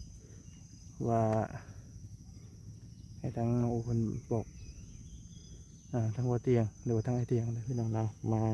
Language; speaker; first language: Thai; non-native, local second language; Lao